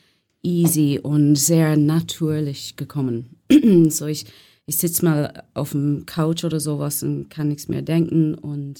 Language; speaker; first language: German; non-native, learner; English